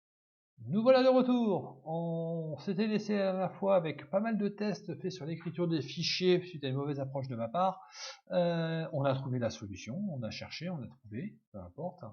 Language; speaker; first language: French; native; French